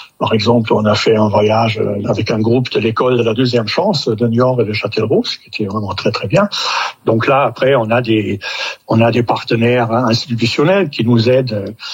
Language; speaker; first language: French; non-native, fluent; German